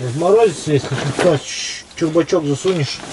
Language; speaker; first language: Russian; native; Russian